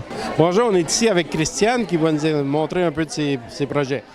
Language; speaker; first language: French; native; French